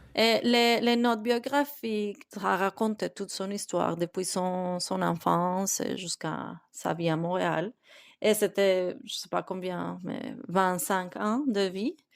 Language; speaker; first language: French; non-native, fluent; Spanish